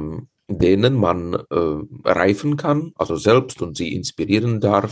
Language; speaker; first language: German; non-native, fluent; Czech